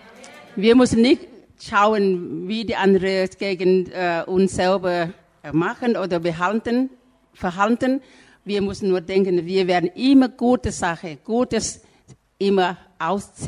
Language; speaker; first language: German; non-native, fluent; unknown